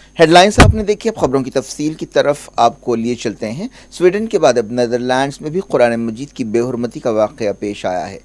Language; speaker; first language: Urdu; native; Urdu